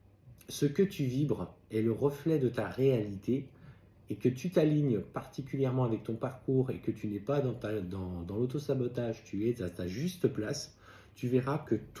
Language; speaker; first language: French; native; French